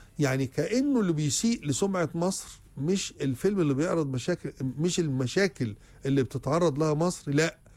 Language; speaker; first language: Egyptian Arabic; native; Egyptian Arabic